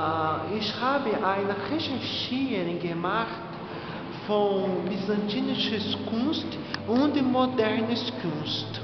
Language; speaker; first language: German; non-native, learner; Portuguese